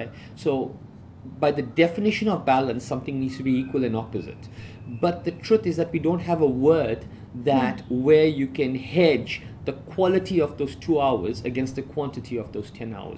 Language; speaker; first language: English; native; English